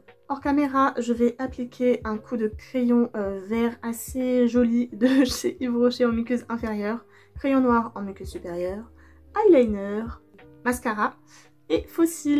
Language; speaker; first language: French; native; French